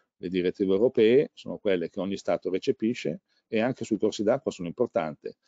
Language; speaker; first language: Italian; native; Italian